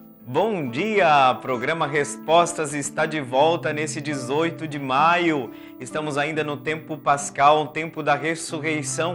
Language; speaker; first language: Portuguese; native; Portuguese